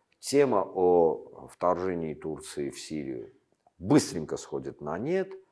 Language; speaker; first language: Russian; non-native, local second language; Armenian